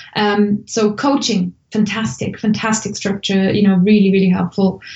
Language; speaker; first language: English; non-native, fluent; German